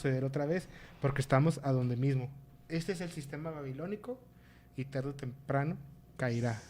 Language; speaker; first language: Spanish; native; Spanish